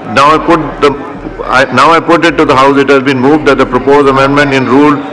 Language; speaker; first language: English; non-native, local second language; Urdu